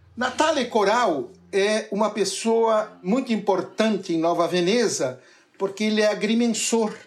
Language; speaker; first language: Portuguese; native; Portuguese